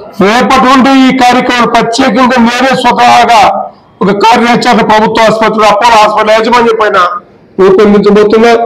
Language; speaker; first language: Telugu; native; Telugu